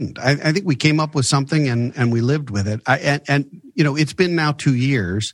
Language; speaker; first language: English; native; English